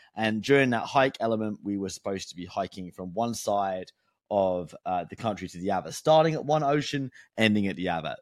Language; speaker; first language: English; native; English